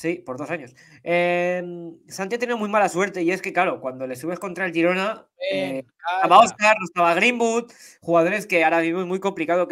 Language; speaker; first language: Spanish; native; Spanish